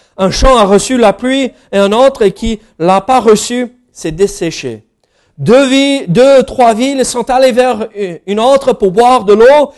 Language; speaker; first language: French; non-native, fluent; English